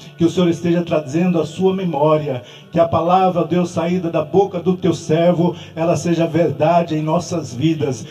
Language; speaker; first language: Portuguese; native; Portuguese